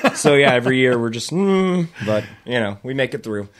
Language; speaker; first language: English; native; English